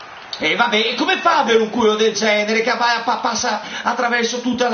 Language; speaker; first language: Italian; native; Italian